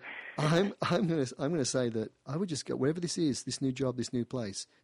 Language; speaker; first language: English; native; English